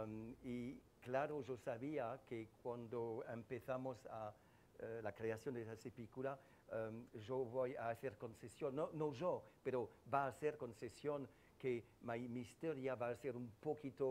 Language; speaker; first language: Spanish; non-native, fluent; French